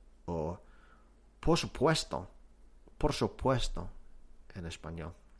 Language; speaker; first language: Spanish; non-native, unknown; English